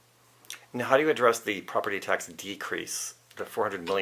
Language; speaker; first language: English; native; English